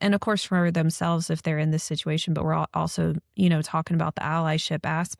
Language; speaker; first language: English; native; English